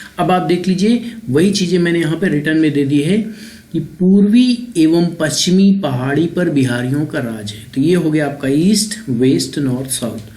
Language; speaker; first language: Hindi; native; Hindi